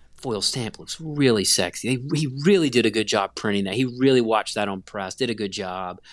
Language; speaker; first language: English; native; English